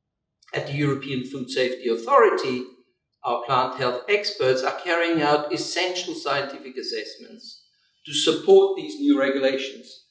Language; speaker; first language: English; non-native, fluent; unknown